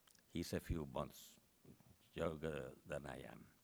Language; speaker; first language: English; non-native, local second language; Spanish